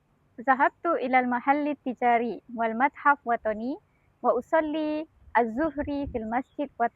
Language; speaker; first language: Arabic; non-native, learner; Malay